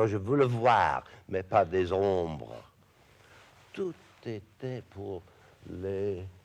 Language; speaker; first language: French; non-native, fluent; English